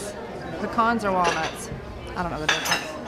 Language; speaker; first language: English; native; English